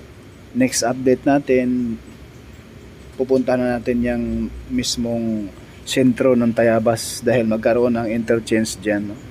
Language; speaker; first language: Filipino; native; Filipino